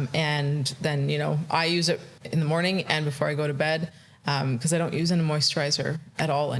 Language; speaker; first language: English; native; English